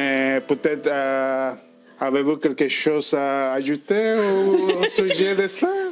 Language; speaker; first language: French; non-native, fluent; Spanish